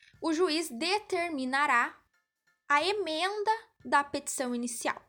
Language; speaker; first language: Portuguese; native; Portuguese